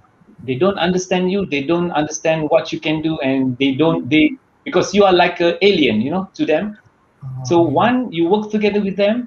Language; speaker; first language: English; non-native, learner; Malay